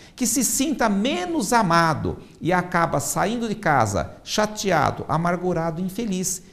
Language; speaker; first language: Portuguese; native; Portuguese